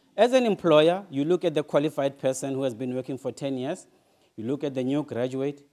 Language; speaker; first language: English; non-native, local second language; Northern Sotho